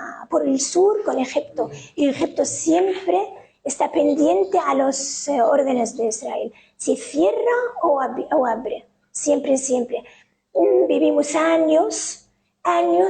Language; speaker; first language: Spanish; non-native, fluent; Arabic